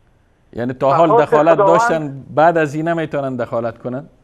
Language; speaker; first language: Persian; native; Persian